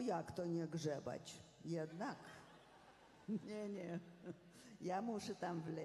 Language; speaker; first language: Polish; non-native, fluent; Russian